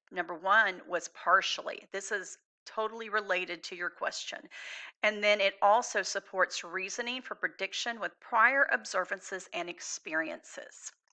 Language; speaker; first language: English; native; English